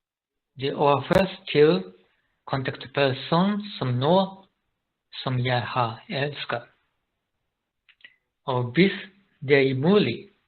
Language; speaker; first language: Danish; non-native, learner; Japanese